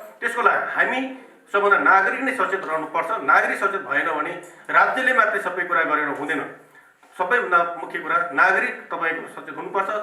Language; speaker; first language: Nepali; native; Nepali